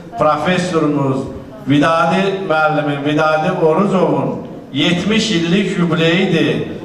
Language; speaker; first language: Azerbaijani; native; Azerbaijani